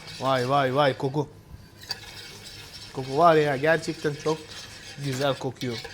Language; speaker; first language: Turkish; non-native, fluent; Arabic